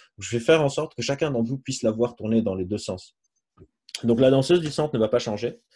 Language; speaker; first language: French; non-native, local second language; Arabic